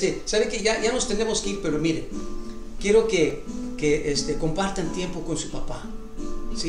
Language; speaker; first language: Spanish; early bilingual, other home language; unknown